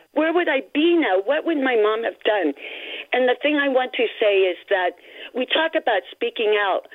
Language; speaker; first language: English; early bilingual, other home language; Cantonese